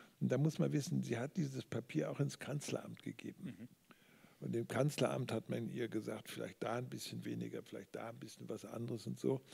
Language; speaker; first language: German; native; German